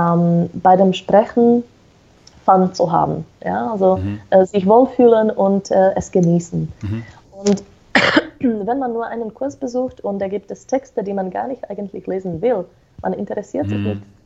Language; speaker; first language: German; non-native, fluent; Slovak